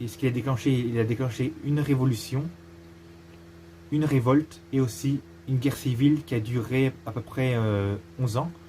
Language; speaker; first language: French; native; French